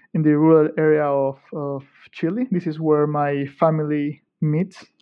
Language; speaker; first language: English; non-native, fluent; Spanish